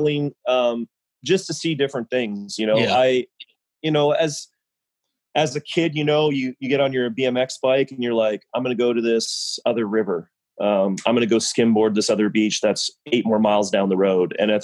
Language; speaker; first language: English; native; English